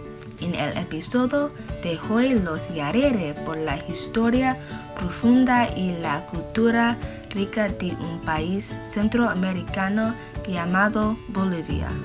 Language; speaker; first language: Spanish; non-native, learner; English